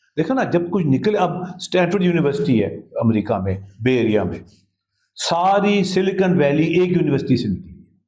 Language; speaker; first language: Urdu; native; Urdu